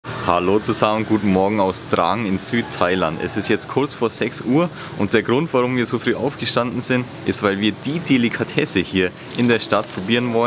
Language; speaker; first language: German; native; German